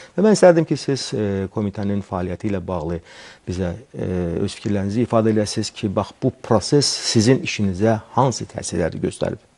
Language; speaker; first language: Azerbaijani; native; Azerbaijani